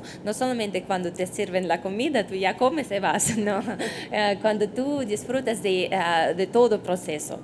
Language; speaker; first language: Spanish; non-native, fluent; Russian